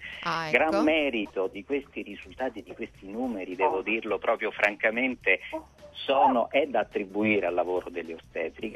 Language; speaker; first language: Italian; native; Italian